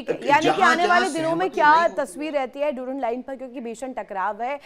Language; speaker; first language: Hindi; native; Hindi